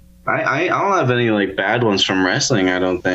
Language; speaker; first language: English; native; English